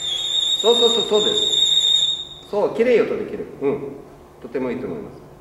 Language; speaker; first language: Japanese; non-native, learner; Russian